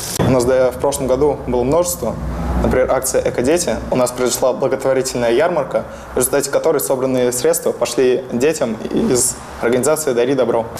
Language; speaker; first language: Russian; native; Russian